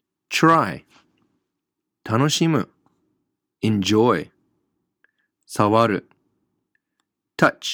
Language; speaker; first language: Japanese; non-native, fluent; English